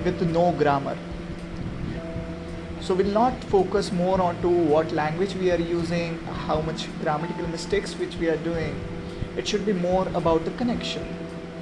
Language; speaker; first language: English; non-native, local second language; Hindi